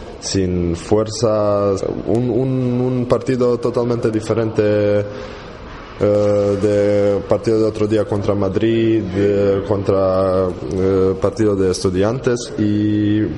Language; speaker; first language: Spanish; non-native, learner; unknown